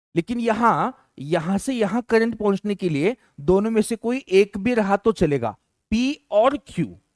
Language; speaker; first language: Hindi; non-native, local second language; Marathi